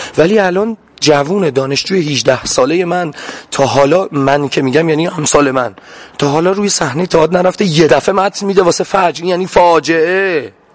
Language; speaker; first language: Persian; non-native, local second language; Azerbaijani